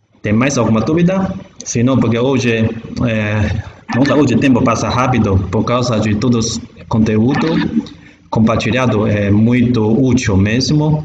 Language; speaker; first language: Portuguese; non-native, learner; Chinese